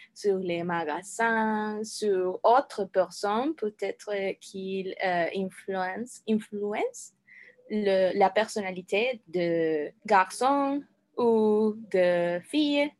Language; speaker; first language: French; non-native, learner; Spanish